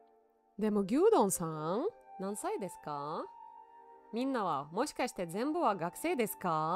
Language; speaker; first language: Japanese; non-native, learner; Russian